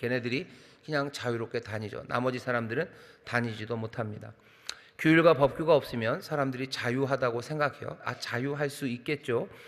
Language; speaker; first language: Korean; native; Korean